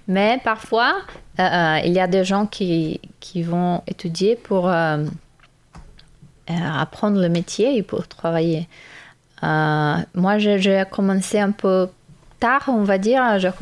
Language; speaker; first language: French; non-native, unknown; Portuguese